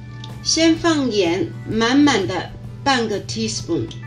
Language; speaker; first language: Chinese; native; Chinese